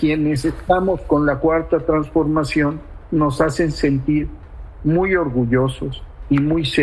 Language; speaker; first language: Spanish; native; Spanish